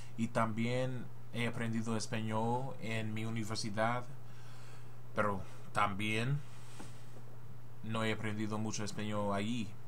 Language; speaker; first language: Spanish; non-native, learner; English